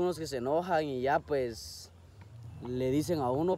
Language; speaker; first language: Spanish; native; Spanish